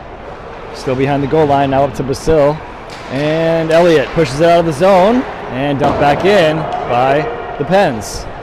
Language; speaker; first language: English; native; English